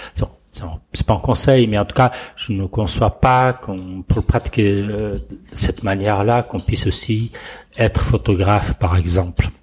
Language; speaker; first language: French; non-native, fluent; Portuguese